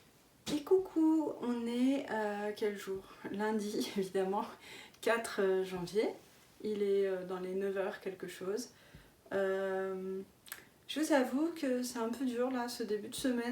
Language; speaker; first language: French; native; French